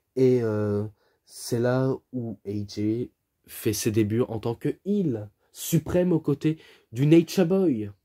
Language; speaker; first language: French; native; French